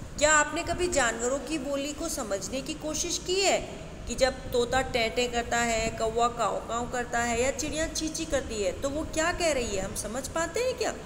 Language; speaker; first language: Hindi; native; Hindi